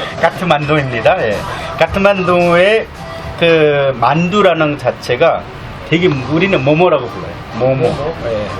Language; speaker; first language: Korean; non-native, fluent; Nepali